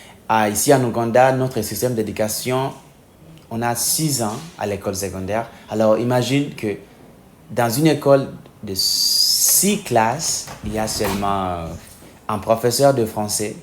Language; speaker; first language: French; non-native, fluent; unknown